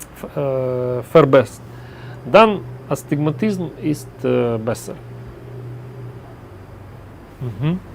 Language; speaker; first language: German; non-native, learner; Russian